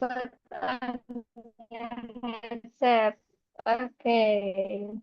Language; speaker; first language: English; non-native, fluent; Indonesian